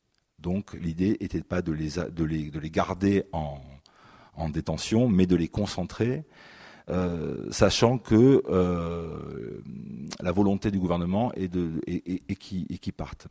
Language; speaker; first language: French; native; French